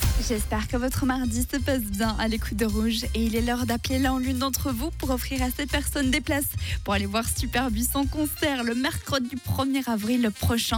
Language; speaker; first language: French; native; French